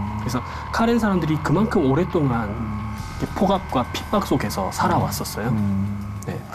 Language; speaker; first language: Korean; native; Korean